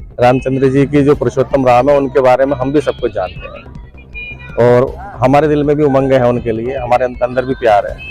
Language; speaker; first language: Hindi; native; Hindi